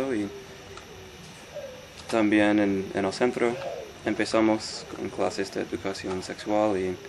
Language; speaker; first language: Spanish; non-native, fluent; English